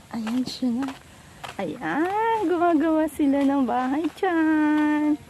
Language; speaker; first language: Filipino; non-native, local second language; Cebuano